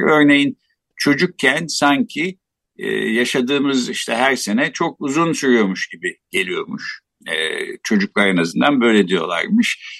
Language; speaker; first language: Turkish; native; Turkish